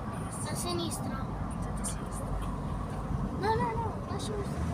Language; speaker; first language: Italian; early bilingual, other home language; Filipino